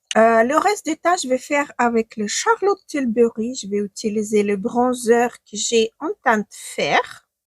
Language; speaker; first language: French; non-native, fluent; Ukrainian